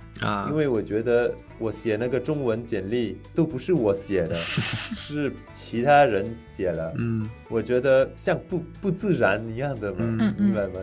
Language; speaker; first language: Chinese; non-native, fluent; French